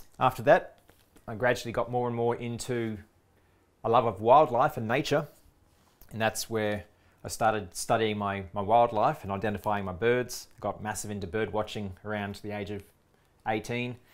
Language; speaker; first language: English; native; English